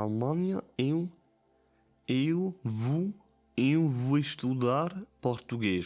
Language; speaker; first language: Portuguese; non-native, learner; German